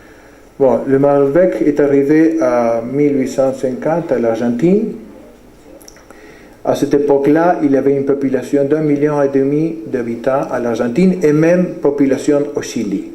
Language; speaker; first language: French; non-native, fluent; Spanish